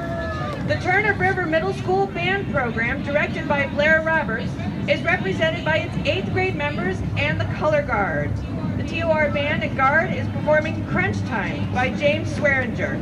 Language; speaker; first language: English; native; English